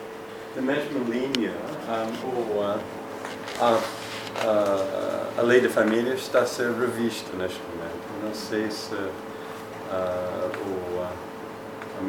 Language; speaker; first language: Portuguese; non-native, fluent; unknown